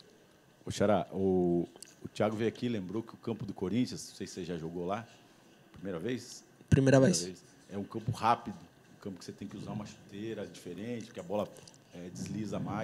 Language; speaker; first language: Portuguese; native; Portuguese